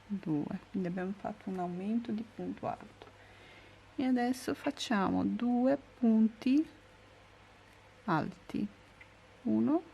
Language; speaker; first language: Italian; non-native, learner; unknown